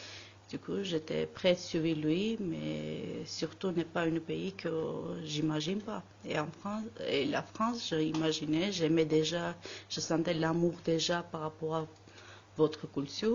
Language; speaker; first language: French; non-native, learner; Armenian